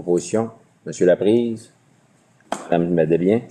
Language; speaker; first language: French; native; French